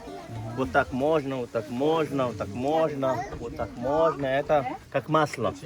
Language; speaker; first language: Russian; non-native, learner; Arabic